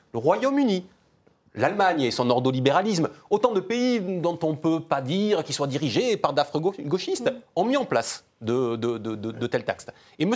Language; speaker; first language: French; native; French